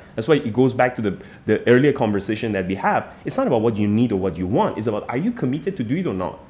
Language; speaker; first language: English; non-native, fluent; Persian